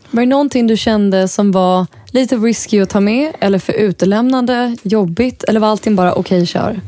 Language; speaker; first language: Swedish; native; Swedish